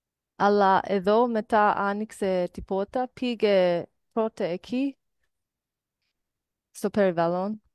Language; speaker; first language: Greek; non-native, learner; English